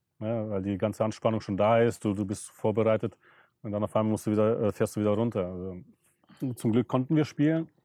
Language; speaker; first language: German; early bilingual, other home language; Russian